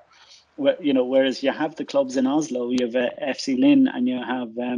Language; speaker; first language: English; native; English